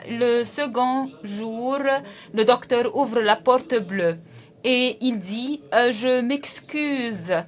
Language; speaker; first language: French; non-native, local second language; Arabic